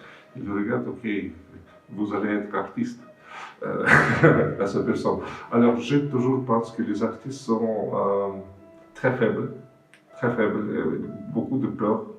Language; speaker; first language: French; non-native, fluent; Russian